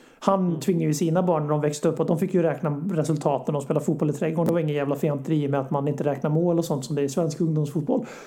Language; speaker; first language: Swedish; native; Swedish